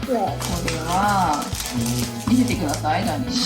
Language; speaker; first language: Japanese; native; Japanese